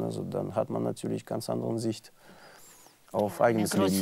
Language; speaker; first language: German; non-native, fluent; Russian